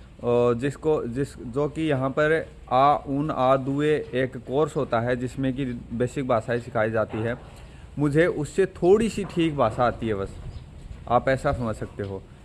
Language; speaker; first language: Hindi; native; Hindi